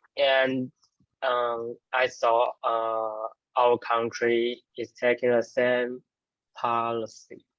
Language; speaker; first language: English; non-native, learner; Chinese